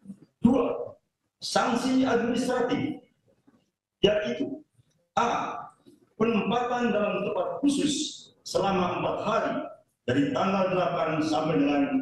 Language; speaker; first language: Indonesian; native; Indonesian